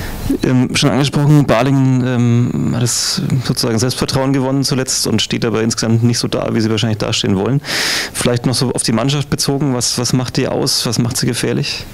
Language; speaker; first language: German; native; German